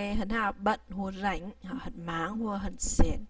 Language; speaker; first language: Vietnamese; native; Vietnamese